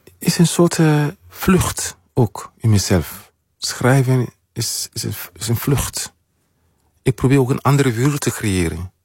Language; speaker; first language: Dutch; non-native, learner; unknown